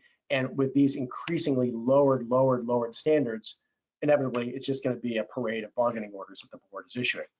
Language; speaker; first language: English; native; English